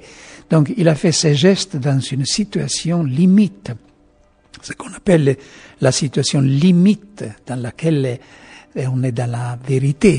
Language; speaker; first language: French; native; French